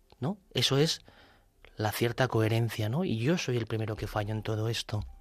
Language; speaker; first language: Spanish; native; Spanish